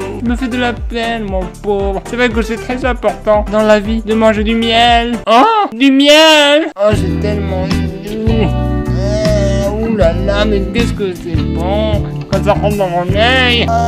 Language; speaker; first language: French; native; French